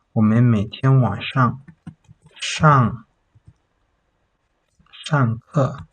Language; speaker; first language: Chinese; non-native, fluent; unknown